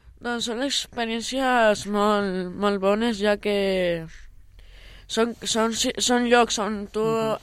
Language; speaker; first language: Catalan; non-native, local second language; Spanish